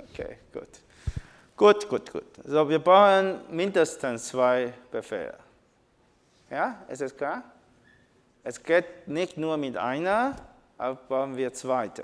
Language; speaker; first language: German; non-native, learner; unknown